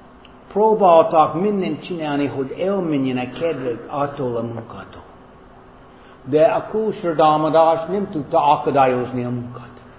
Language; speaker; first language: Hungarian; non-native, fluent; German